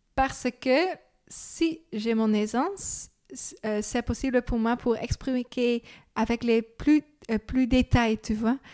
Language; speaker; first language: French; non-native, fluent; Dutch